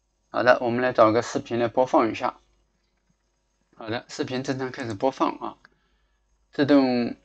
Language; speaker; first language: Chinese; native; Chinese